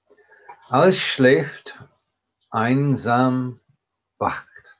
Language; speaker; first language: German; non-native, learner; English